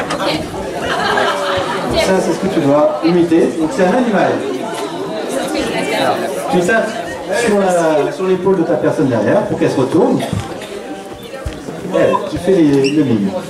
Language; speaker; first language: French; native; French